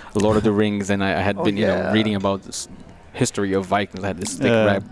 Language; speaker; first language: English; non-native, fluent; Portuguese